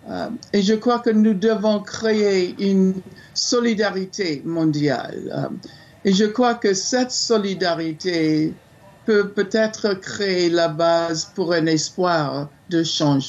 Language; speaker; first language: French; non-native, fluent; English